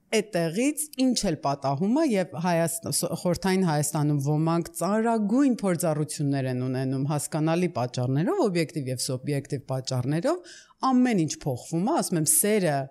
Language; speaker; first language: Armenian; early bilingual, heritage; Armenian